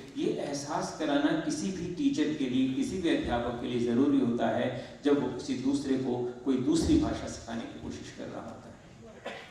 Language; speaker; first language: Hindi; native; Hindi